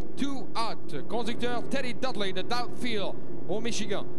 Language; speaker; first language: French; native; French